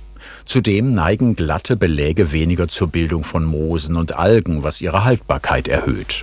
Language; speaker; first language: German; native; German